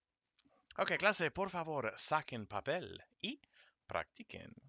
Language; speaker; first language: Spanish; non-native, fluent; English